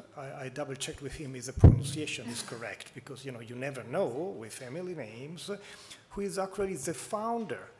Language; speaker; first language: English; non-native, fluent; Italian